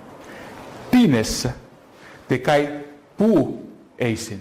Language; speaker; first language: Greek; non-native, fluent; Portuguese